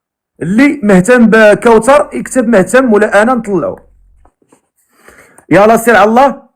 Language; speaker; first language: Arabic; native; Arabic